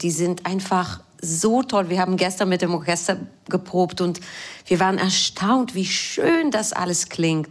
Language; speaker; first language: German; non-native, fluent; Hebrew